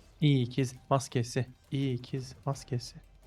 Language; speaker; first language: Turkish; native; Turkish